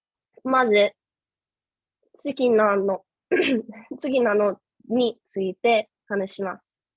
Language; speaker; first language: Japanese; non-native, learner; English